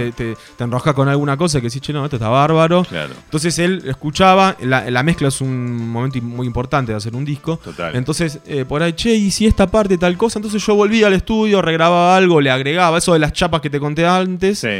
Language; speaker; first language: Spanish; native; Spanish